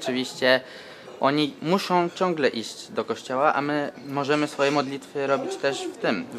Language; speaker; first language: Polish; early bilingual, other home language; Turkish